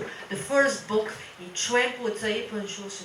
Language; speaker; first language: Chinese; non-native, fluent; Dutch